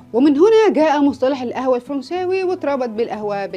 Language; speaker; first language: Arabic; native; Arabic